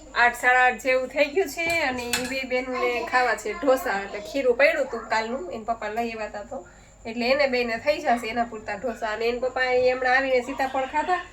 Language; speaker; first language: Gujarati; native; Gujarati